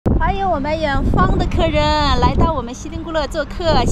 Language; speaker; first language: Chinese; native; Chinese